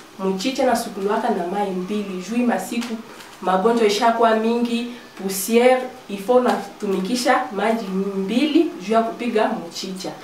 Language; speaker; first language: Swahili; native; Swahili